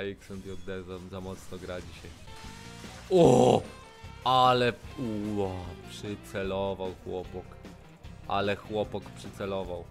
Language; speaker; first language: Polish; native; Polish